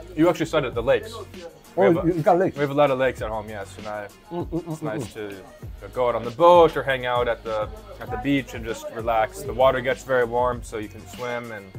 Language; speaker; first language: English; native; English